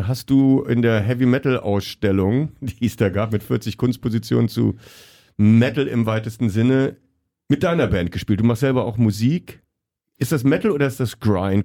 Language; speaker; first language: German; native; German